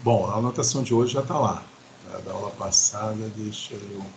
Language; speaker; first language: Portuguese; native; Portuguese